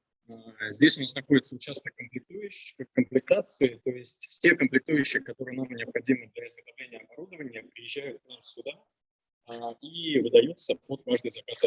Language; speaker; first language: Russian; native; Russian